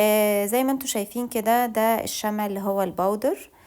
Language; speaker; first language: Arabic; native; Arabic